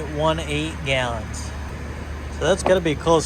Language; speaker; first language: English; native; English